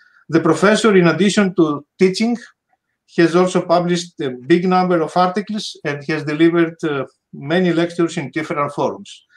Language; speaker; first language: English; non-native, fluent; Greek